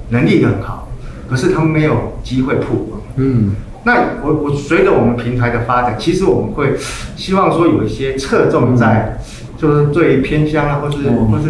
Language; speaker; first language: Chinese; native; Chinese